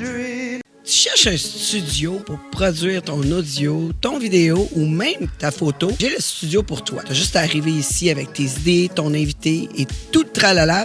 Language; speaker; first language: French; native; French